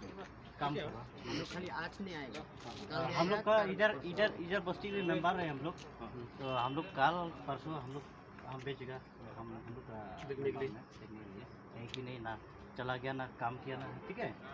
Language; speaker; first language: Hindi; non-native, local second language; Khasi